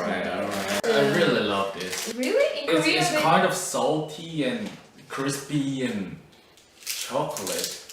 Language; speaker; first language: English; non-native, learner; Korean